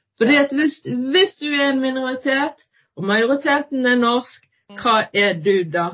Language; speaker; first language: Norwegian; early bilingual, other home language; Arabic